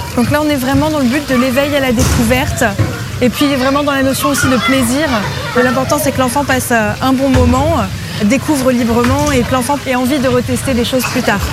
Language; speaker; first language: French; native; French